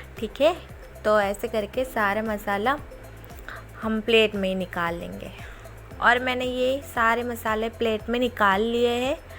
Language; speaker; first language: Hindi; non-native, local second language; Odia